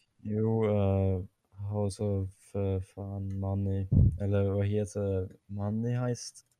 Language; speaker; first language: Swedish; non-native, fluent; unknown